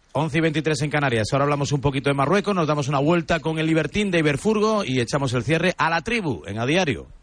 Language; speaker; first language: Spanish; native; Spanish